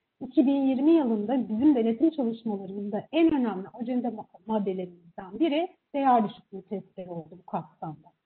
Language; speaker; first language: Turkish; native; Turkish